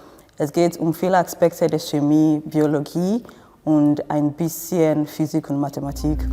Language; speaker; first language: German; non-native, fluent; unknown